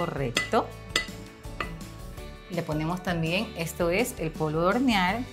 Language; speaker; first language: Spanish; native; Spanish